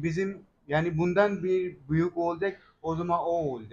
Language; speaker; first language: Turkish; non-native, learner; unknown